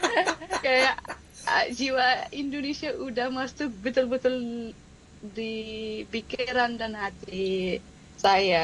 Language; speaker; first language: Indonesian; non-native, fluent; Arabic